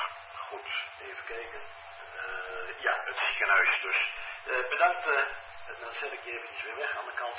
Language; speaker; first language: Dutch; native; Dutch